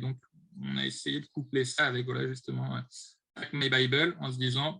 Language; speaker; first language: French; native; French